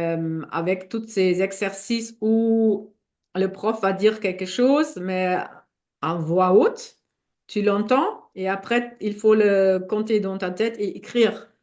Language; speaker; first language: French; non-native, fluent; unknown